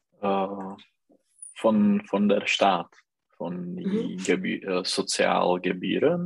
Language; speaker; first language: German; non-native, learner; Czech